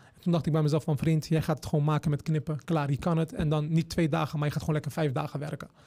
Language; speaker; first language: Dutch; early bilingual, other home language; Turkish